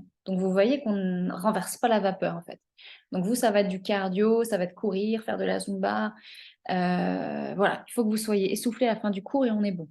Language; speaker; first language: French; native; French